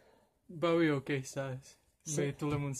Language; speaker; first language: French; non-native, learner; Croatian